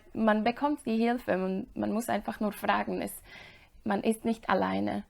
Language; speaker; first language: German; non-native, fluent; Slovak